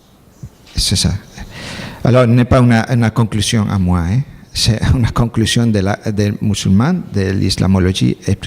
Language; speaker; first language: French; non-native, learner; Spanish